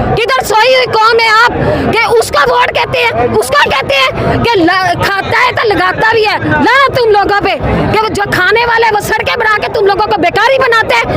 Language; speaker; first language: Urdu; non-native, local second language; Punjabi